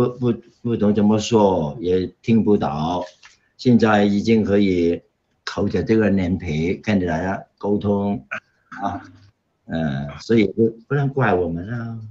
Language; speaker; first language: Chinese; non-native, local second language; Cantonese